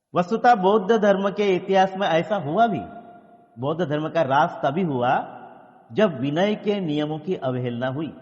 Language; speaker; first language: Hindi; non-native, local second language; Marathi